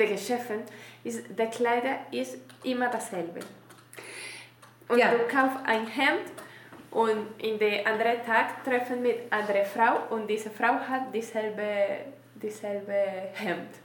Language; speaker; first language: German; non-native, learner; Spanish